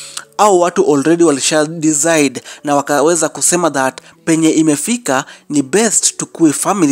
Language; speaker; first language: Swahili; non-native, local second language; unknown